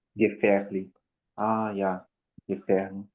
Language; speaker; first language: German; non-native, learner; Portuguese